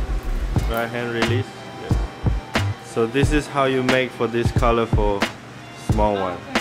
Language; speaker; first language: English; non-native, local second language; Chinese